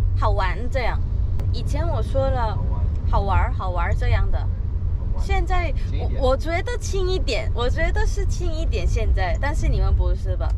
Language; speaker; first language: Chinese; non-native, learner; Korean